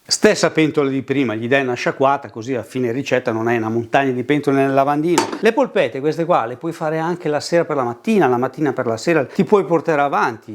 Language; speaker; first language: Italian; native; Italian